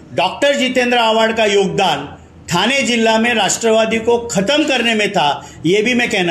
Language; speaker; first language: Hindi; non-native, local second language; Marathi